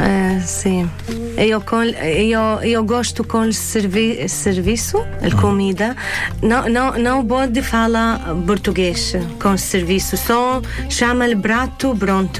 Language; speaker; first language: Portuguese; non-native, learner; Arabic